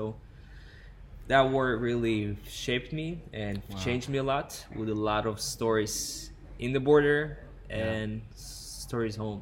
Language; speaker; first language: English; non-native, fluent; Hebrew